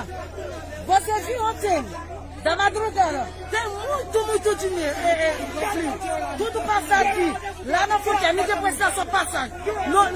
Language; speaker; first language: Portuguese; non-native, learner; Haitian Creole